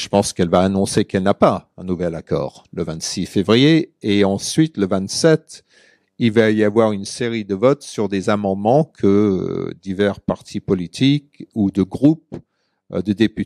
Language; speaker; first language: French; early bilingual, other home language; English